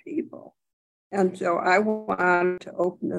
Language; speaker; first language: English; native; English